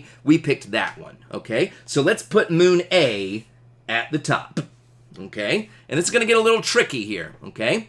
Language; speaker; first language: English; native; English